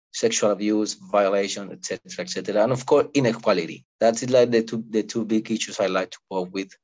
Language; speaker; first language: English; non-native, fluent; Spanish